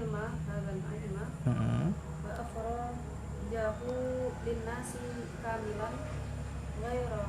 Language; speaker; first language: Arabic; non-native, fluent; Indonesian